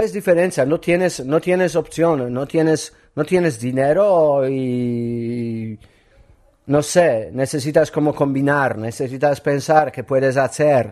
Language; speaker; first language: Spanish; non-native, learner; Polish